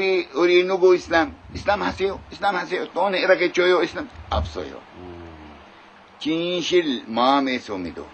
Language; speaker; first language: Korean; non-native, learner; Arabic